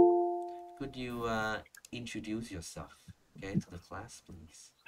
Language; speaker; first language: English; non-native, fluent; Vietnamese